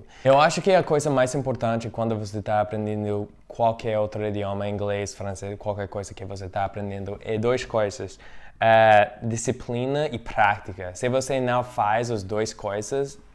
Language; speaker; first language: Portuguese; non-native, fluent; English